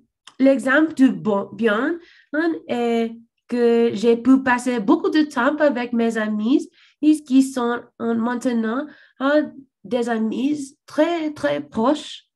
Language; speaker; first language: French; non-native, learner; English